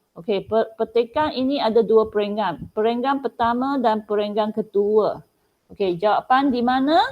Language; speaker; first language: Malay; non-native, local second language; Chinese